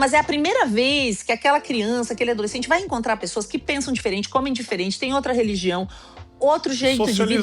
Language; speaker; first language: Portuguese; native; Portuguese